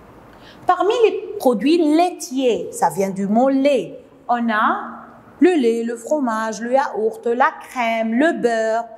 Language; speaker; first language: French; non-native, local second language; Arabic